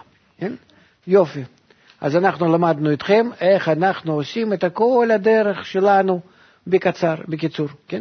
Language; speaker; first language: Hebrew; non-native, fluent; Russian